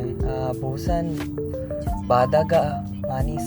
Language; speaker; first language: Korean; non-native, learner; Filipino